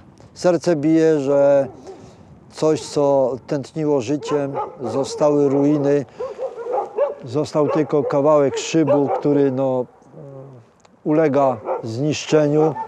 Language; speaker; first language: Polish; native; Polish